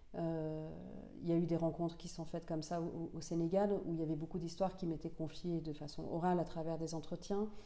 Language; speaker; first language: French; non-native, local second language; Finnish